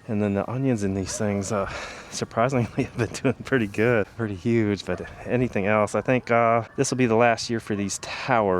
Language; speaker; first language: English; native; English